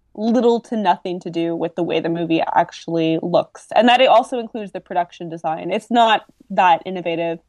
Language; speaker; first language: English; native; English